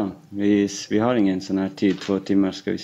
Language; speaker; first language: Swedish; non-native, fluent; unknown